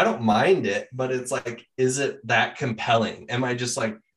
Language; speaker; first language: English; native; English